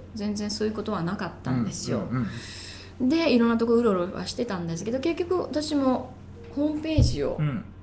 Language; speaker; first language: Japanese; native; Japanese